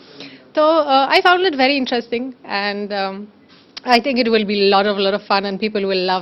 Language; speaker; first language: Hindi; non-native, learner; German